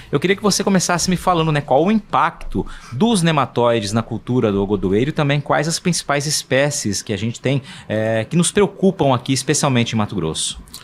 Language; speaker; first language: Portuguese; native; Portuguese